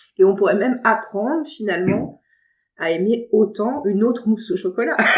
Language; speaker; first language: French; native; French